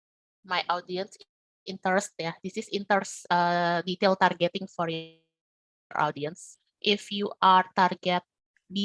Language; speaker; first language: English; non-native, learner; Indonesian